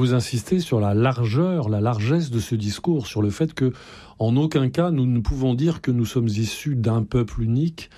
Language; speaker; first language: French; native; French